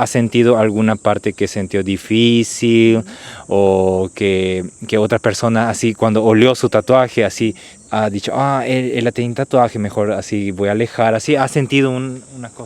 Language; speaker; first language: Spanish; native; Spanish